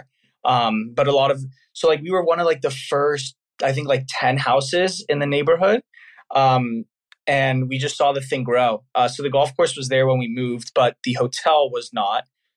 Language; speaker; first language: English; native; English